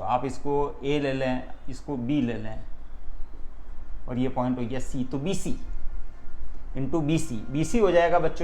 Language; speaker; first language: Hindi; native; Hindi